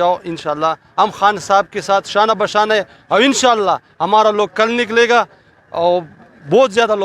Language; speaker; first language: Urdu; non-native, local second language; Pashto